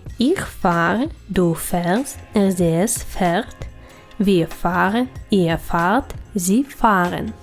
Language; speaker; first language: German; non-native, fluent; Ukrainian